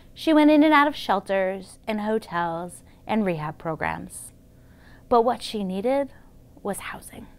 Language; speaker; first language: English; native; English